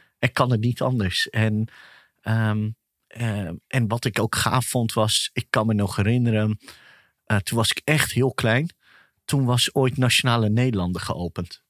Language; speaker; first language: Dutch; early bilingual, other home language; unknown